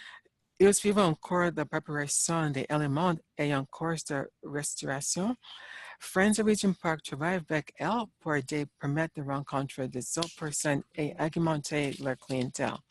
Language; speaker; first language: French; non-native, learner; English